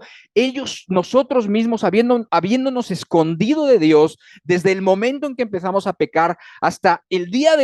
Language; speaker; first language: Spanish; native; Spanish